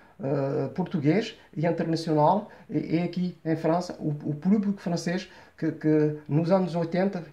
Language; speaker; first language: Portuguese; early bilingual, heritage; Portuguese